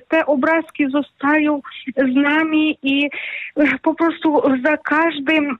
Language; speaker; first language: Polish; non-native, fluent; Ukrainian